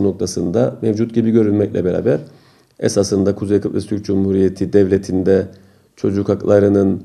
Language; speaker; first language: Turkish; native; Turkish